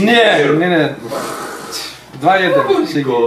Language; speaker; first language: Polish; non-native, learner; Icelandic